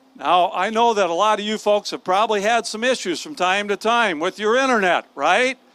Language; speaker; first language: English; native; English